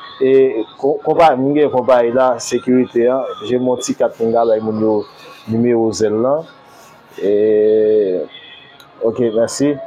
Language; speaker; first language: Haitian Creole; native; Haitian Creole